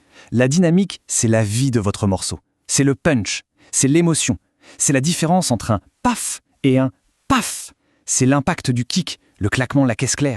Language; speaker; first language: French; native; French